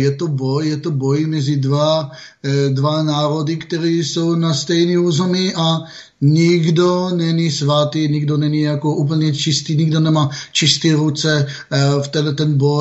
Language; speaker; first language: Czech; non-native, fluent; Hebrew